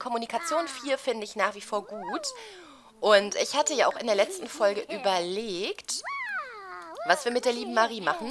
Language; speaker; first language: German; native; German